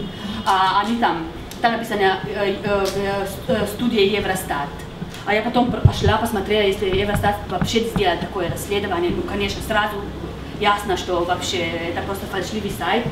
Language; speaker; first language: Russian; non-native, fluent; Slovenian